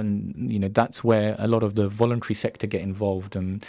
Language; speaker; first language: English; native; English